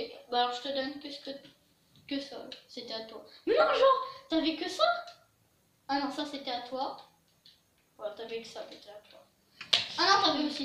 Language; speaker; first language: French; native; French